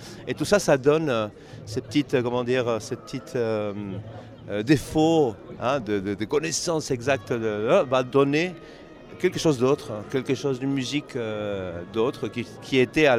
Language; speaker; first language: French; non-native, fluent; Spanish